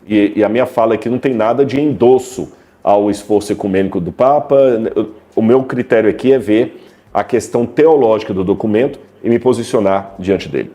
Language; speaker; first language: Portuguese; native; Portuguese